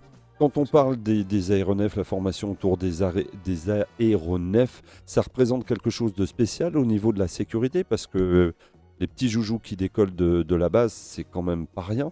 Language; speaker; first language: French; native; French